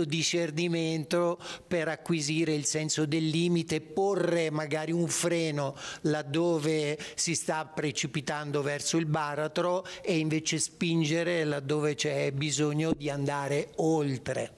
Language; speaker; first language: Italian; native; Italian